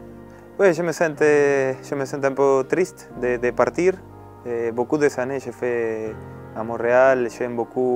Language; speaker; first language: French; non-native, learner; Spanish